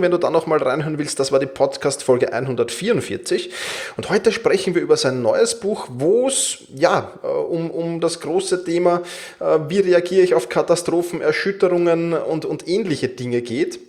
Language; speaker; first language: German; native; German